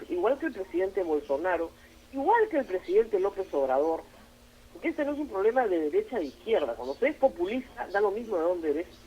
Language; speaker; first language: Spanish; native; Spanish